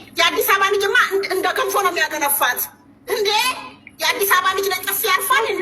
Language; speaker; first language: Amharic; native; Amharic